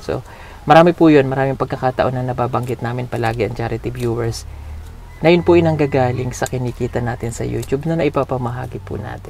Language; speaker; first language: Filipino; native; Filipino